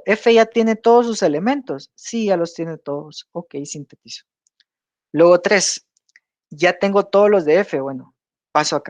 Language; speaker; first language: Spanish; native; Spanish